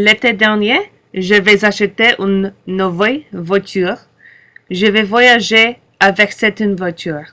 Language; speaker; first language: French; non-native, learner; English